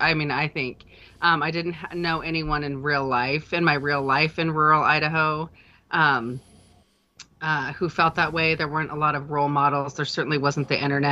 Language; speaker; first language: English; native; English